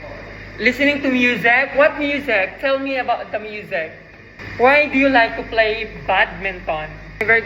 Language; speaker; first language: English; non-native, fluent; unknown